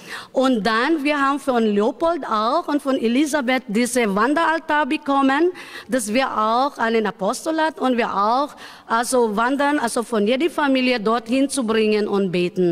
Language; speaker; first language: German; non-native, learner; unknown